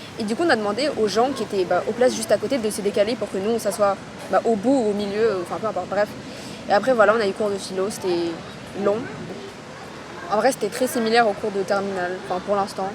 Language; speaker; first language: French; native; French